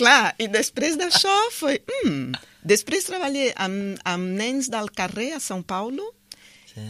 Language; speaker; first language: Catalan; non-native, fluent; Portuguese